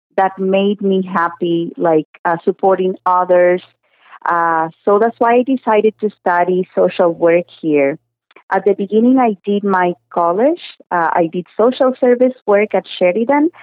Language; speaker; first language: English; non-native, fluent; Spanish